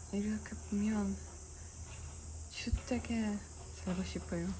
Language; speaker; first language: Korean; non-native, fluent; Ukrainian